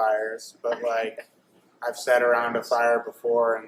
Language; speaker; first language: English; native; English